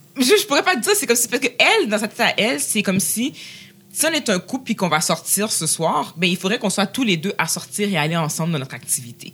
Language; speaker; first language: French; native; French